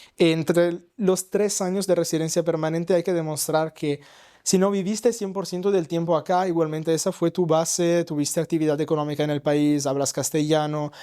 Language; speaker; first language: Spanish; non-native, fluent; Italian